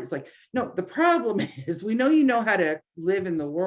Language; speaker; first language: English; native; English